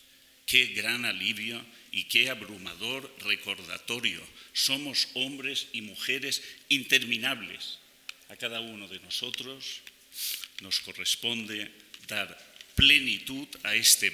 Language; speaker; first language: Spanish; native; Spanish